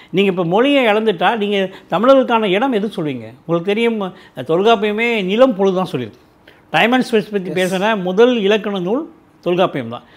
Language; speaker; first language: Tamil; native; Tamil